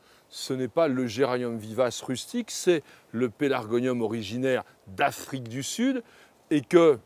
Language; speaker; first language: French; native; French